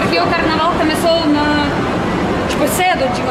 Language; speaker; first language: Portuguese; non-native, fluent; Russian